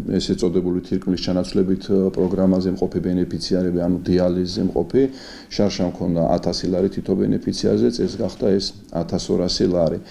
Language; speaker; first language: Georgian; native; Georgian